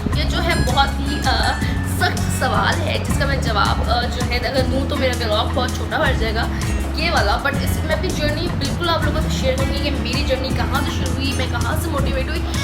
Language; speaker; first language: Urdu; native; Urdu